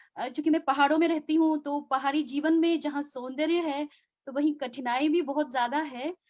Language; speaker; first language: Hindi; non-native, local second language; Nyishi